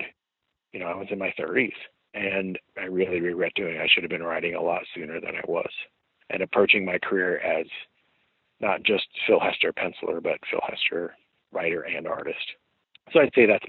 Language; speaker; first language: English; native; English